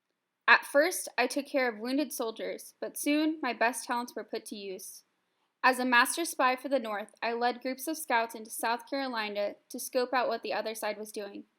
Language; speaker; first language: English; native; English